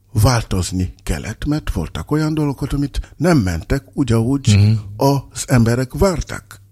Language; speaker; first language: Hungarian; non-native, fluent; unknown